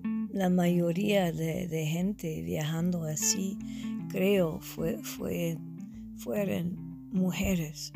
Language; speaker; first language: Spanish; non-native, fluent; English